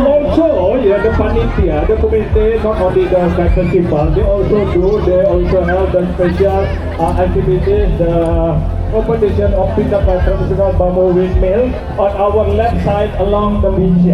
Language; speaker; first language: English; non-native, learner; Indonesian